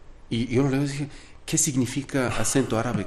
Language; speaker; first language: Spanish; non-native, fluent; Arabic